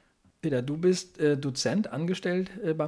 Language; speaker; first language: German; native; German